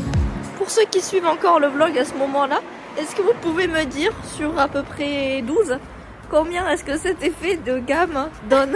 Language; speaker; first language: French; native; French